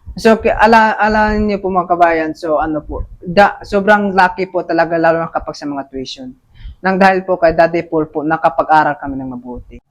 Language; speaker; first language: Filipino; non-native, local second language; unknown